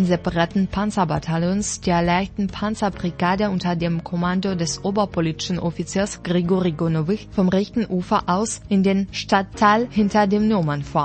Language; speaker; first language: German; non-native, fluent; Russian